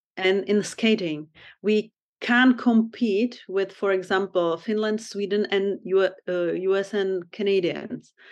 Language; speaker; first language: English; non-native, fluent; Czech